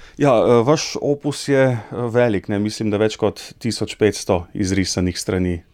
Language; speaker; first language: Slovenian; native; Slovenian